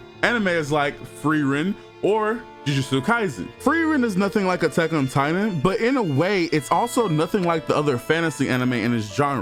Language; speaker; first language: English; native; English